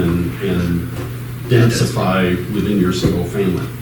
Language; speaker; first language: English; native; English